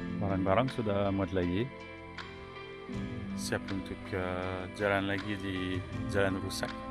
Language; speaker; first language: Indonesian; non-native, fluent; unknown